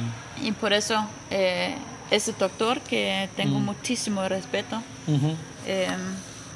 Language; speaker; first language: Spanish; non-native, fluent; Danish